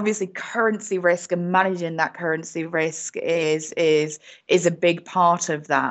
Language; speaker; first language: English; native; English